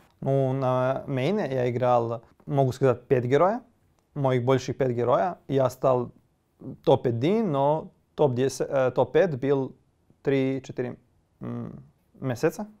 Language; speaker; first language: Russian; non-native, learner; Serbian